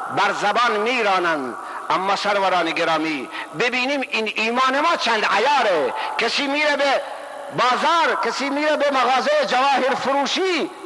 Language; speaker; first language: Persian; non-native, local second language; Baluchi